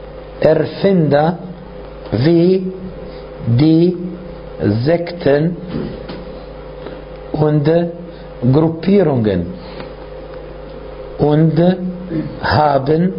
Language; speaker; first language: German; non-native, fluent; Arabic